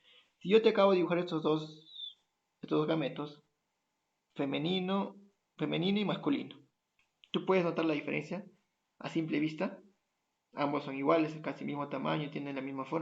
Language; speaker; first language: Spanish; native; Spanish